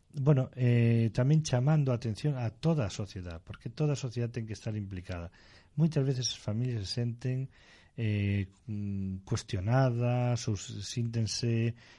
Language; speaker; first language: Galician; non-native, local second language; Spanish